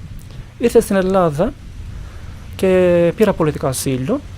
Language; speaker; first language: Greek; non-native, learner; Turkish